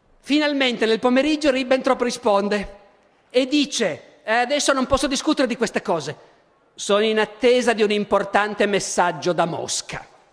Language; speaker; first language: Italian; native; Italian